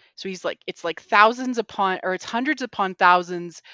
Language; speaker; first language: English; native; English